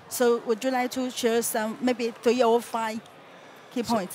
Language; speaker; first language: English; non-native, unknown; Chinese